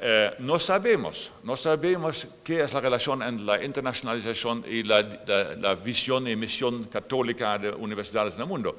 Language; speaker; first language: Spanish; non-native, fluent; Dutch